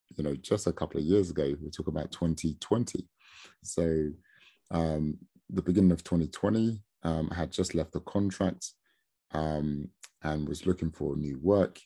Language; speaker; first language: English; early bilingual, other home language; Yoruba